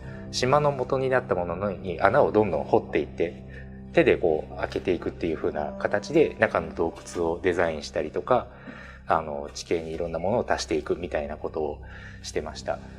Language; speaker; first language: Japanese; native; Japanese